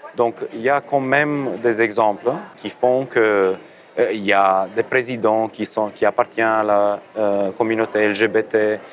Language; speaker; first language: French; non-native, fluent; Romanian